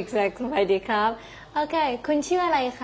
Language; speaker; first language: French; non-native, learner; Thai